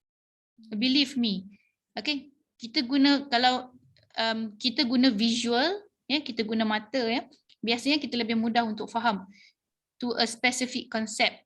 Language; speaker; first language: Malay; native; Malay